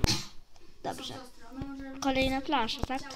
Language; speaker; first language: Polish; native; Polish